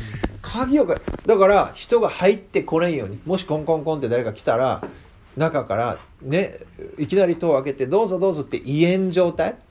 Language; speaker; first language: Japanese; native; Japanese